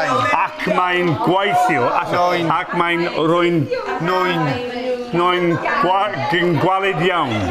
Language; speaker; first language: Welsh; non-native, learner; English